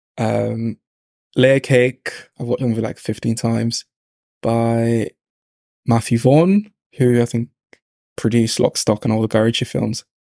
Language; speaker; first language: English; native; English